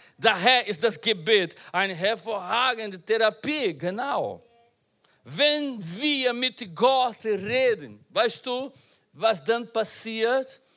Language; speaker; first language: German; non-native, learner; Portuguese